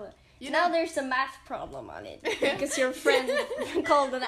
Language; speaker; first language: English; non-native, fluent; Swedish